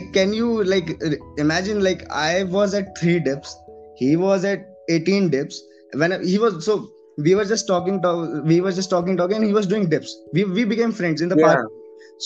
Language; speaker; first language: English; non-native, local second language; Hindi